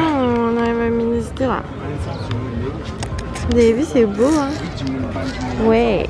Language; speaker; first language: French; native; French